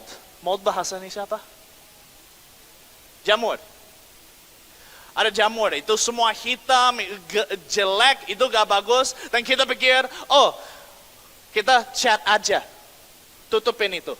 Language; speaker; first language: Indonesian; non-native, fluent; English